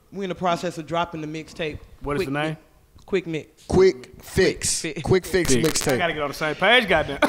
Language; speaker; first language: English; native; English